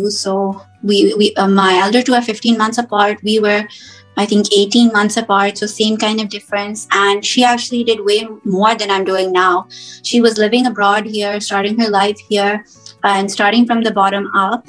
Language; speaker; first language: English; native; English